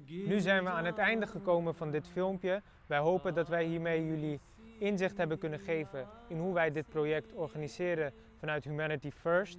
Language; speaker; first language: Dutch; early bilingual, other home language; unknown